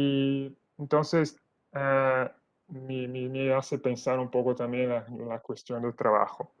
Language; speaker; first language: Spanish; non-native, fluent; Portuguese